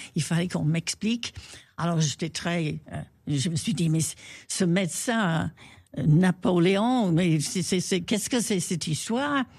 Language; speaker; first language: French; non-native, fluent; English